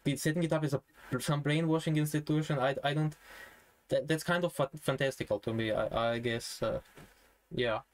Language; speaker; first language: English; non-native, fluent; Croatian